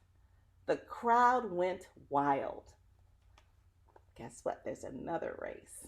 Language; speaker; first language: English; native; English